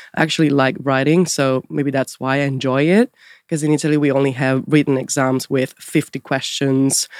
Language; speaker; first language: English; non-native, fluent; Italian